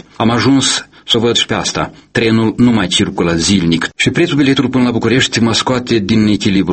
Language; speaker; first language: Romanian; native; Romanian